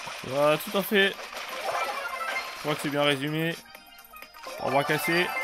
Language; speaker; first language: French; native; French